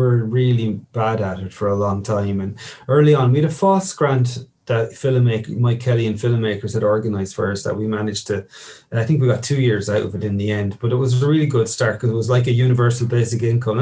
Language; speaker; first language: English; native; English